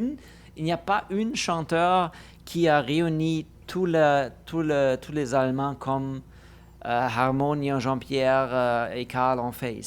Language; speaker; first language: French; non-native, fluent; German